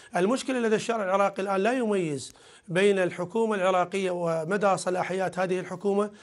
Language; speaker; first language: Arabic; native; Arabic